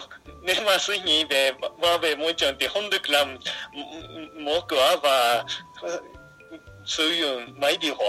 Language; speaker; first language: Vietnamese; non-native, fluent; Japanese